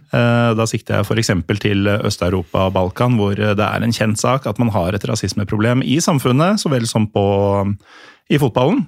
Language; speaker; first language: Norwegian; native; Norwegian